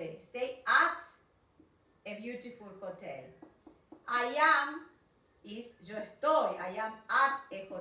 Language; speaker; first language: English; non-native, fluent; Spanish